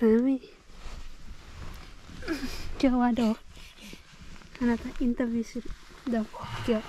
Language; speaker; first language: Japanese; non-native, learner; Vietnamese